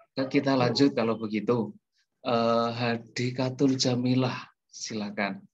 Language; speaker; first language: Indonesian; native; Indonesian